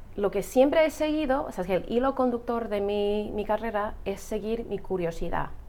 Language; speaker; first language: Spanish; non-native, fluent; English